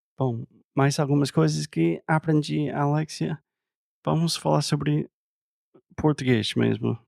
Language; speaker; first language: Portuguese; non-native, fluent; English